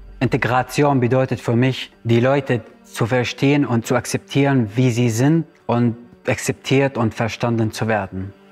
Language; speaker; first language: German; non-native, fluent; Arabic